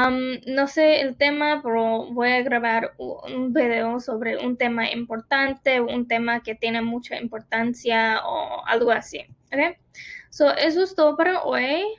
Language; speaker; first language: Spanish; non-native, fluent; English